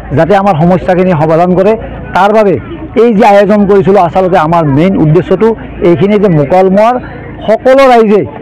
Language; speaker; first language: Assamese; native; Assamese